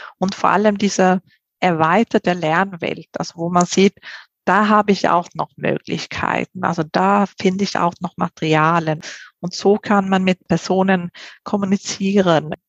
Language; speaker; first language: German; non-native, fluent; Swedish